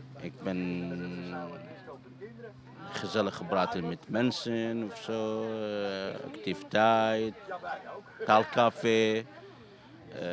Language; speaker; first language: Dutch; non-native, learner; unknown